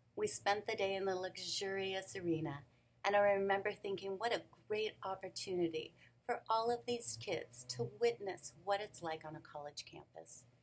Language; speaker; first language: English; native; English